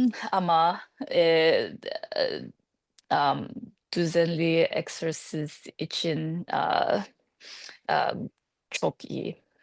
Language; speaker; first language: Turkish; non-native, learner; English